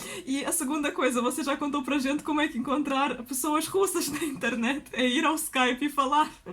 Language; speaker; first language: Portuguese; non-native, fluent; Russian